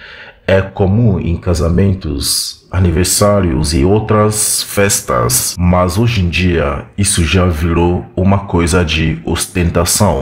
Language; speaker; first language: Portuguese; non-native, fluent; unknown